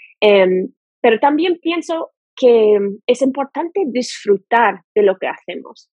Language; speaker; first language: Spanish; non-native, fluent; English